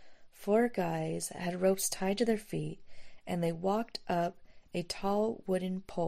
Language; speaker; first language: English; native; English